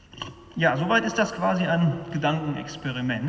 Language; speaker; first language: German; native; German